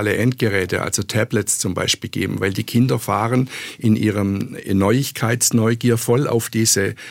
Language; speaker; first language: German; native; German